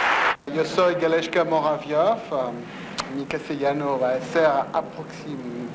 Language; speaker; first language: Spanish; non-native, learner; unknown